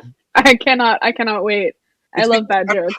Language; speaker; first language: English; native; English